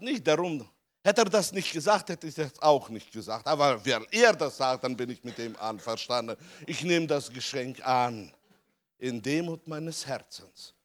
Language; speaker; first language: German; non-native, fluent; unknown